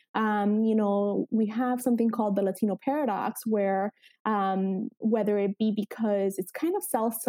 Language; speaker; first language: English; early bilingual, other home language; Spanish